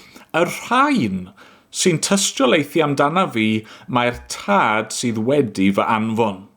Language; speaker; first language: Welsh; native; Welsh